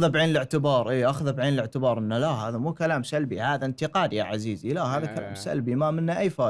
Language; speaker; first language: Arabic; native; Arabic